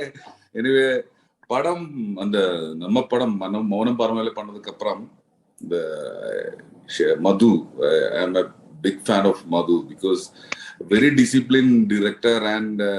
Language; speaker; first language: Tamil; non-native, learner; Malayalam